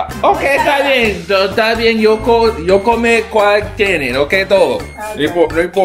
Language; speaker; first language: Spanish; non-native, learner; English